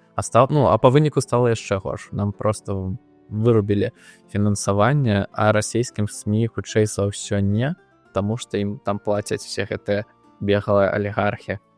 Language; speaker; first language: Belarusian; non-native, local second language; Russian